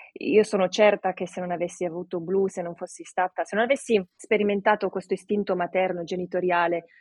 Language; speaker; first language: Italian; early bilingual, other home language; Romanian